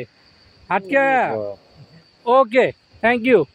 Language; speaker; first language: Hindi; non-native, learner; Bangla